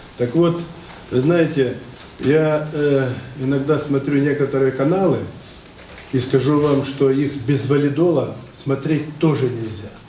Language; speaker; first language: Russian; non-native, local second language; Ukrainian